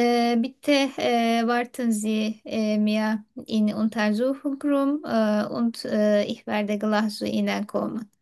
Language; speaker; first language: German; non-native, learner; Turkish